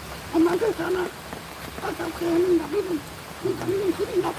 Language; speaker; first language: Indonesian; non-native, local second language; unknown